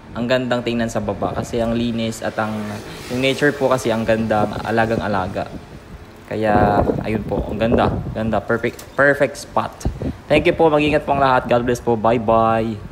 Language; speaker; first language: Filipino; native; Filipino